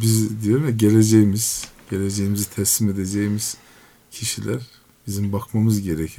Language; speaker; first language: Turkish; native; Turkish